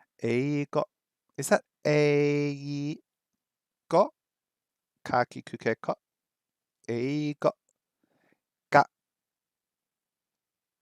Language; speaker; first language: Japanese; non-native, learner; English